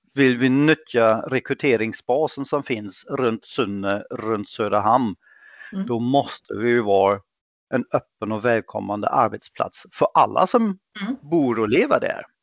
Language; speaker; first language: Swedish; non-native, fluent; German